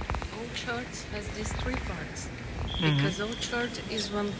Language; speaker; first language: English; non-native, learner; Portuguese